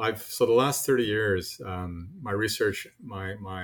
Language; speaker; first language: English; native; English